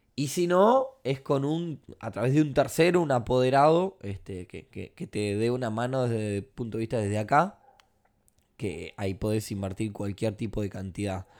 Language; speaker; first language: Spanish; native; Spanish